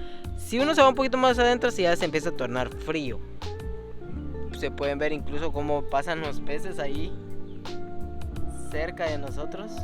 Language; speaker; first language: Spanish; native; Spanish